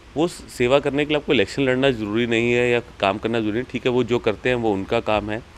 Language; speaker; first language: Hindi; native; Hindi